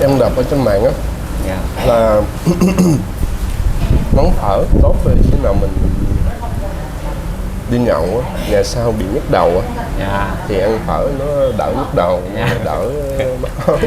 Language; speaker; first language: Vietnamese; early bilingual, heritage; Vietnamese